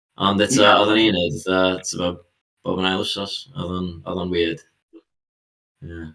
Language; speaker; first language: Welsh; native; Welsh